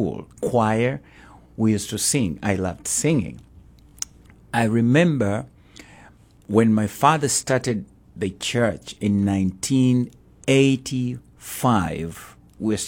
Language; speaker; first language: English; non-native, local second language; Ganda